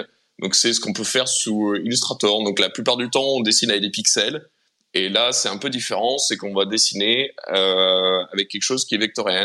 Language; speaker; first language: French; native; French